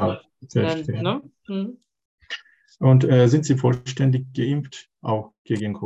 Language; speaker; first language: German; non-native, learner; Turkish